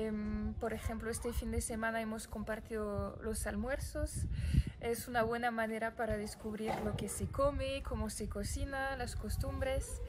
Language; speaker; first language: Spanish; non-native, fluent; French